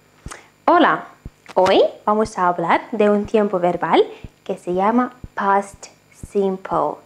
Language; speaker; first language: Spanish; non-native, fluent; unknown